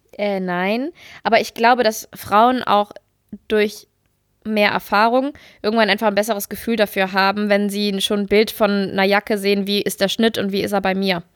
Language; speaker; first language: German; native; German